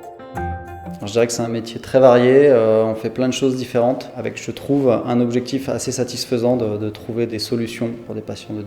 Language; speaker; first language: French; native; French